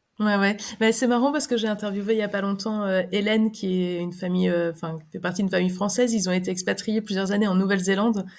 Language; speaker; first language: French; native; French